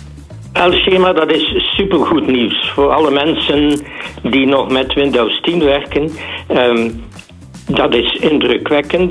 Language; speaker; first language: Dutch; native; Dutch